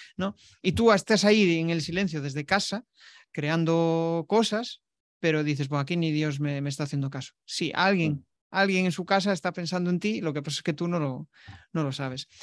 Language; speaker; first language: Spanish; native; Spanish